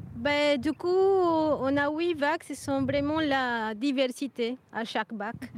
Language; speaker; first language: French; non-native, fluent; Spanish